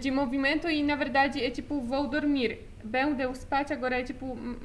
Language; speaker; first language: Portuguese; non-native, fluent; Polish